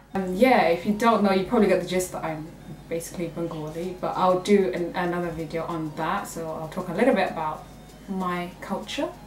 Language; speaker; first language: English; native; English